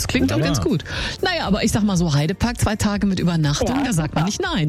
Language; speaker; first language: German; native; German